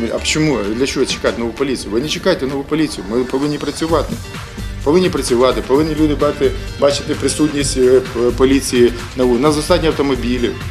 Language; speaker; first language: Ukrainian; native; Ukrainian